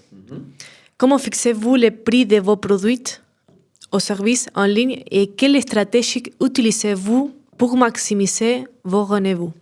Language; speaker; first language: French; non-native, learner; Spanish